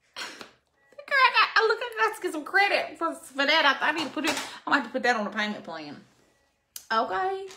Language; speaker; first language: English; native; English